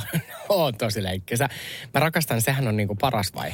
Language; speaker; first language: Finnish; native; Finnish